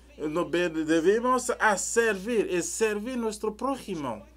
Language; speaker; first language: Spanish; non-native, learner; French